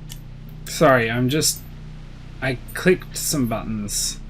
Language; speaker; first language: English; native; English